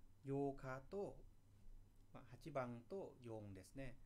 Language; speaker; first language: Japanese; non-native, fluent; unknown